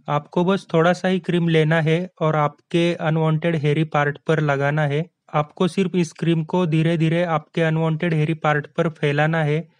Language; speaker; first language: Hindi; native; Hindi